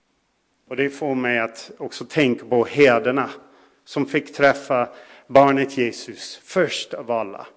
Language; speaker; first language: Swedish; non-native, fluent; English